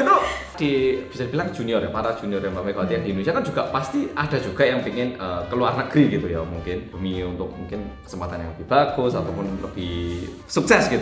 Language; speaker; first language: Indonesian; native; Indonesian